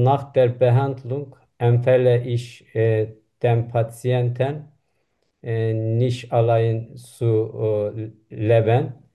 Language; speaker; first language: German; non-native, learner; Turkish